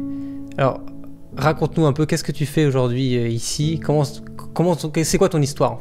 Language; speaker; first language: French; native; French